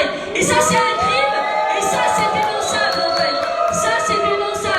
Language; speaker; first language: French; native; French